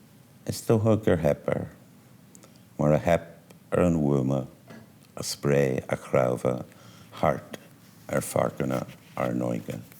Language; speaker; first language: Irish; non-native, local second language; English